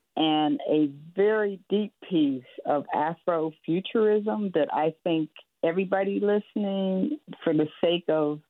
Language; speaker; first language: English; native; English